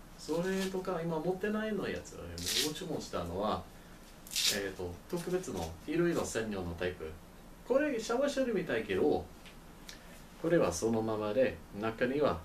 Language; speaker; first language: Japanese; non-native, learner; English